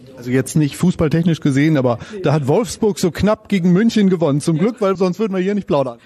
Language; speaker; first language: German; native; German